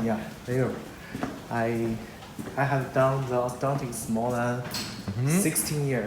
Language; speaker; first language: English; non-native, local second language; Chinese